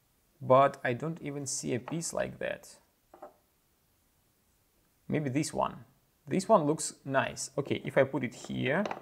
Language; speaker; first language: English; non-native, fluent; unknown